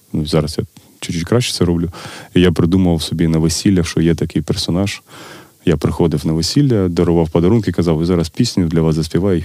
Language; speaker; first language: Ukrainian; non-native, local second language; Russian